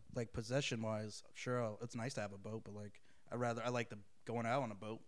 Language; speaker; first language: English; native; English